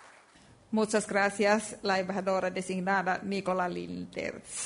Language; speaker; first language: Spanish; non-native, learner; Finnish